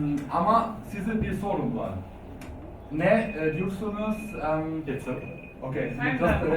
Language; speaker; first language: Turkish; non-native, learner; German